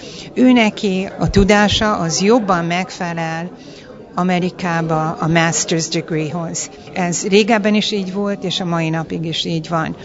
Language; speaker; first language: Hungarian; early bilingual, heritage; Hungarian